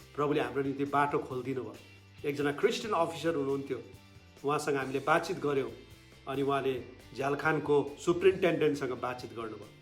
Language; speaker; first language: Nepali; native; Nepali